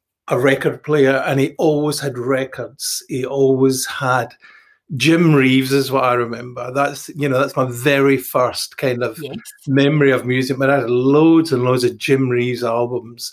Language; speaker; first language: English; native; English